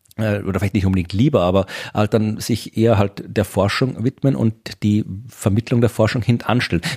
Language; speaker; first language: German; native; German